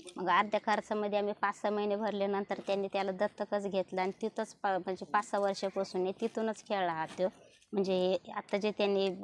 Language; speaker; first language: Marathi; native; Marathi